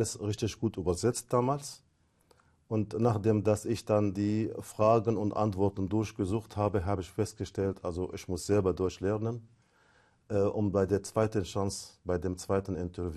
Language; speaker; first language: German; non-native, fluent; Arabic